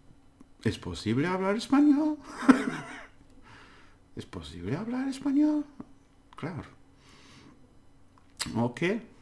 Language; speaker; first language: Spanish; non-native, learner; English